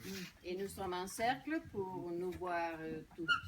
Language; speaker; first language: French; non-native, fluent; Spanish